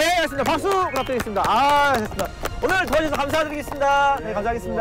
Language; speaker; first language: Korean; native; Korean